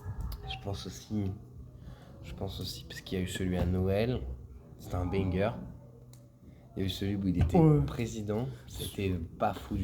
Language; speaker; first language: French; native; French